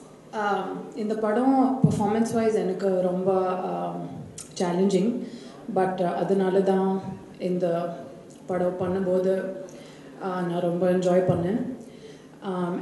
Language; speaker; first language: Tamil; non-native, learner; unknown